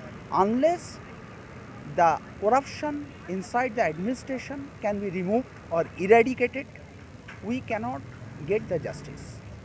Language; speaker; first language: English; non-native, local second language; Bangla